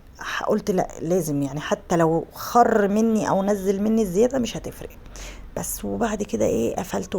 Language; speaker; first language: Arabic; native; Arabic